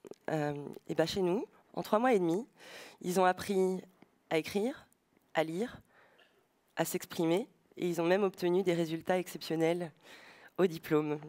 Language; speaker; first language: French; native; French